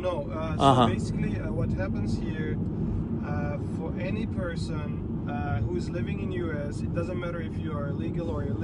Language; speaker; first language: English; non-native, fluent; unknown